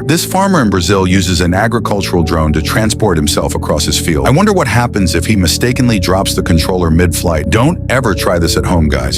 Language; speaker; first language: English; native; English